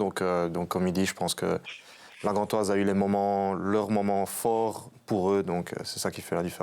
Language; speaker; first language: French; native; French